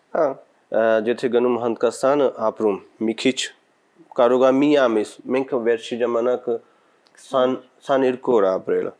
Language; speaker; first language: Armenian; non-native, learner; Punjabi